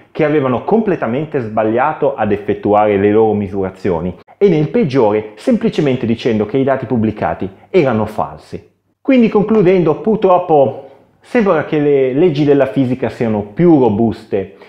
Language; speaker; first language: Italian; native; Italian